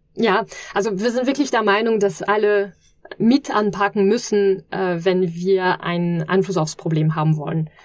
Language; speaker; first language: German; non-native, fluent; French